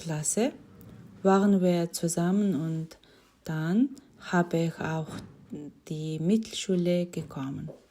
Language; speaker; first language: German; non-native, learner; Mongolian